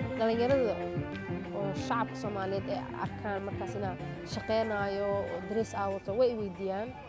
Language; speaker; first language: Somali; early bilingual, heritage; Somali